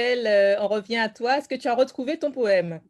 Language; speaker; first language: French; native; French